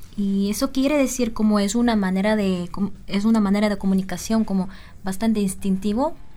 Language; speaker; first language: Spanish; non-native, fluent; Korean